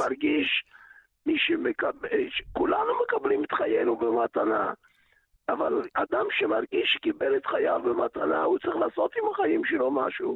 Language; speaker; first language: Hebrew; early bilingual, other home language; Yiddish